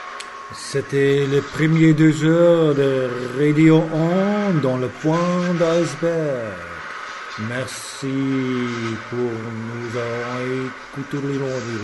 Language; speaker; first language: French; non-native, learner; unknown